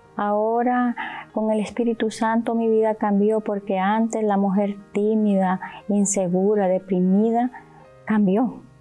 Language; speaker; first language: Spanish; native; Spanish